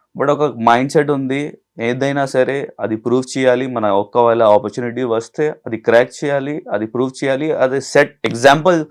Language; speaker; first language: Telugu; non-native, learner; Hindi